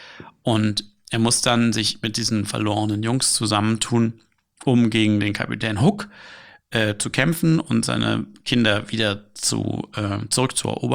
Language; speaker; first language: German; native; German